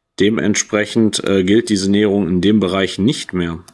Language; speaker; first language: German; native; German